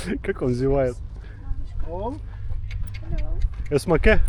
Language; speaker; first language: Russian; native; Russian